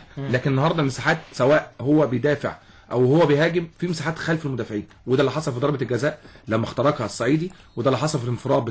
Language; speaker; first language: Arabic; native; Arabic